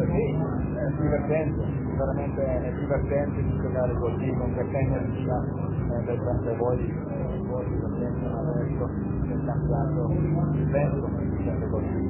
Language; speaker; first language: Italian; non-native, local second language; Swiss German